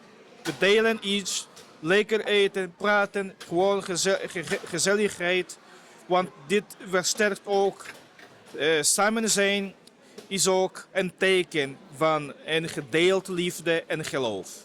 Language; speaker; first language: Dutch; non-native, fluent; Portuguese